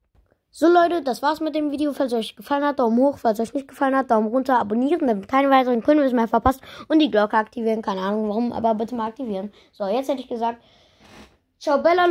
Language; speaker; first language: German; native; German